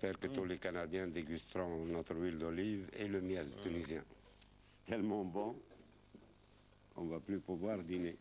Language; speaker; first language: French; non-native, local second language; Arabic